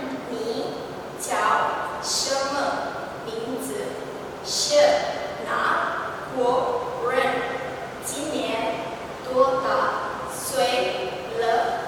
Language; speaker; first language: Chinese; non-native, learner; Indonesian